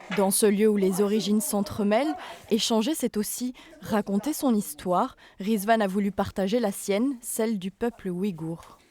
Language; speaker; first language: French; native; French